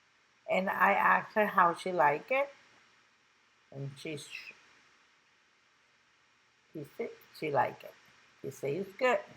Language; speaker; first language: English; non-native, local second language; Spanish